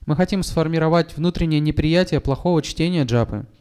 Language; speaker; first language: Russian; native; Russian